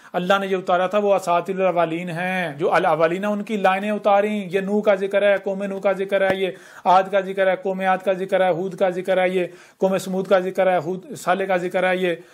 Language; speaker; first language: Urdu; native; Urdu